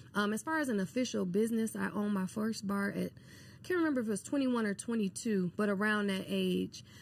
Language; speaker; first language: English; native; English